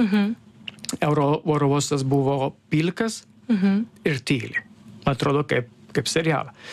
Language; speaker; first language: Lithuanian; non-native, fluent; Italian